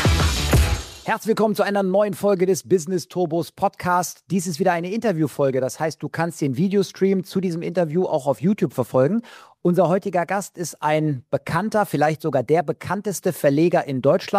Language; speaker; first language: German; native; German